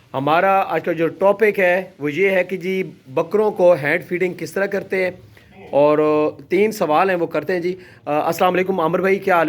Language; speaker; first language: Hindi; non-native, local second language; Punjabi